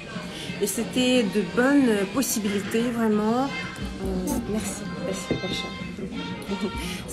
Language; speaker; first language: French; non-native, fluent; Russian